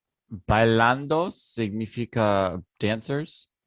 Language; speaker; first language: Spanish; non-native, learner; English